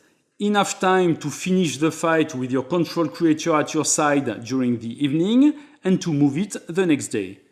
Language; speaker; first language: English; non-native, fluent; French